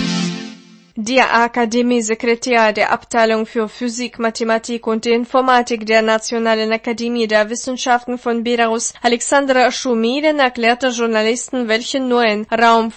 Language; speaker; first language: German; non-native, fluent; Russian